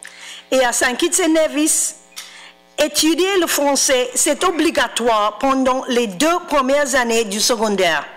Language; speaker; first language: French; non-native, fluent; English